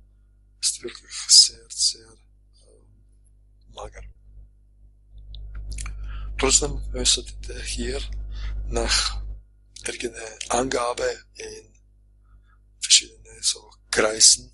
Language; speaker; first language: German; non-native, fluent; Croatian